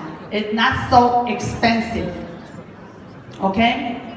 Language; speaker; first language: English; non-native, learner; Japanese